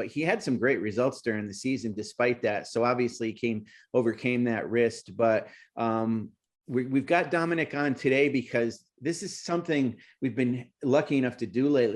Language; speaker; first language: English; native; English